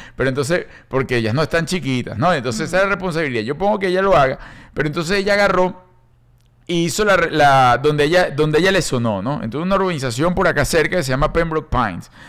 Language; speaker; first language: Spanish; native; Spanish